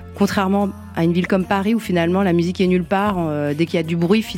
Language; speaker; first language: French; early bilingual, other home language; Vietnamese